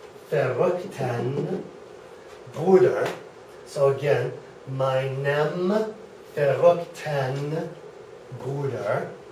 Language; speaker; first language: German; non-native, fluent; English